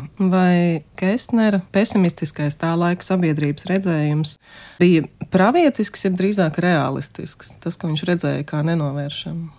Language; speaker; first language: Latvian; native; Latvian